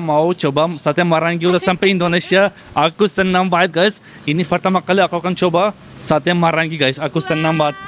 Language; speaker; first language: Indonesian; non-native, learner; Turkish